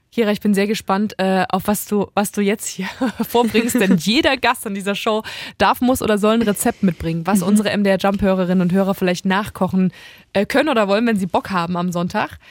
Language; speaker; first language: German; native; German